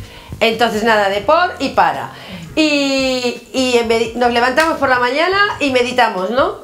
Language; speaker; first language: Spanish; native; Spanish